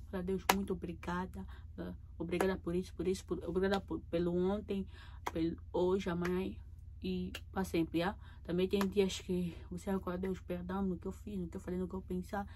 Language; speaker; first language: Portuguese; native; Portuguese